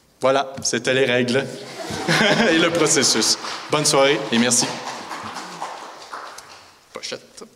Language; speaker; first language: French; native; French